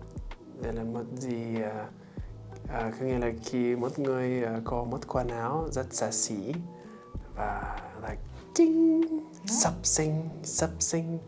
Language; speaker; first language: Vietnamese; non-native, learner; English